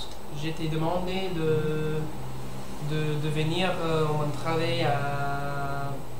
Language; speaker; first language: French; non-native, learner; English